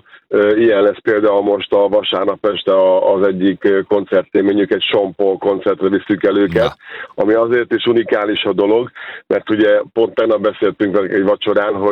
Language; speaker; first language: Hungarian; native; Hungarian